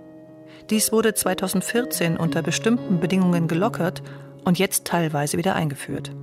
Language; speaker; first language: German; native; German